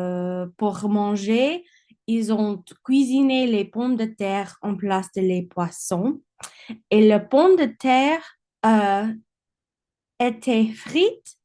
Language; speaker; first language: French; non-native, learner; English